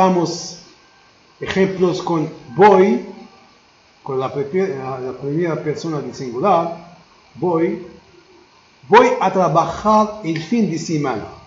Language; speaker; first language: Spanish; non-native, learner; Arabic